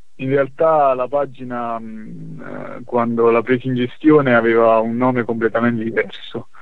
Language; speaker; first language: Italian; native; Italian